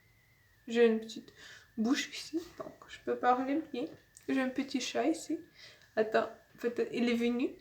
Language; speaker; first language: French; non-native, learner; Russian